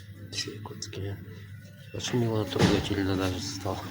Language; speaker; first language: Russian; non-native, local second language; Yakut